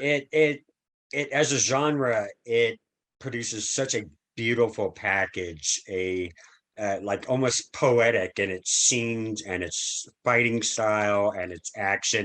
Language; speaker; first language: English; native; English